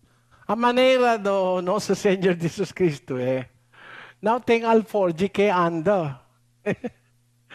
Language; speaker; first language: Portuguese; non-native, learner; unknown